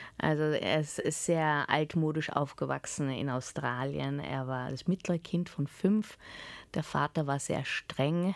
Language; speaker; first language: German; early bilingual, heritage; German